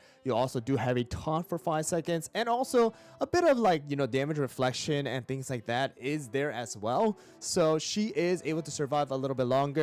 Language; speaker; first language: English; native; English